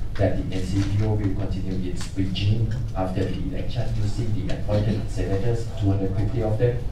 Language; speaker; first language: English; non-native, fluent; Thai